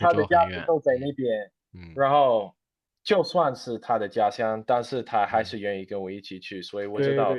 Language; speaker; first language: Chinese; non-native, fluent; English